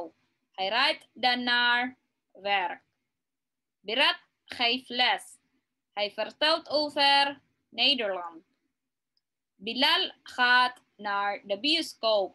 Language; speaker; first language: Dutch; non-native, learner; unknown